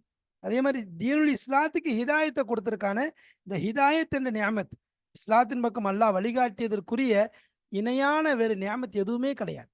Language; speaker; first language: Tamil; native; Tamil